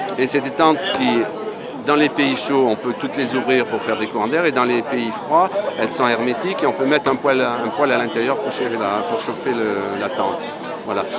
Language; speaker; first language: French; native; French